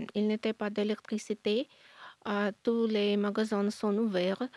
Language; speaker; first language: French; non-native, learner; Ukrainian